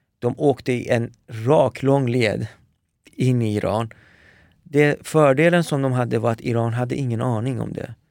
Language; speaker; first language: Swedish; early bilingual, other home language; Persian